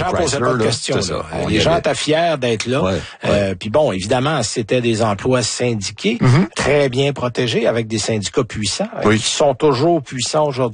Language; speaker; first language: French; native; French